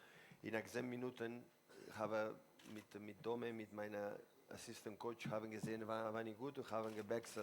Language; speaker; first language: German; non-native, learner; Spanish